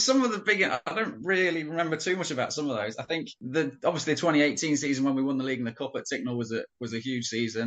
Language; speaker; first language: English; native; English